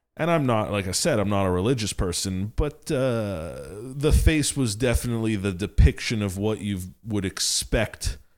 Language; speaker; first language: English; native; English